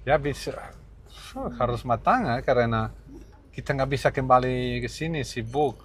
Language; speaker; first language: Indonesian; non-native, learner; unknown